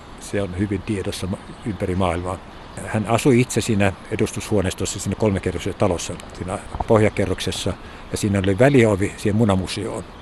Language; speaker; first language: Finnish; non-native, local second language; Swedish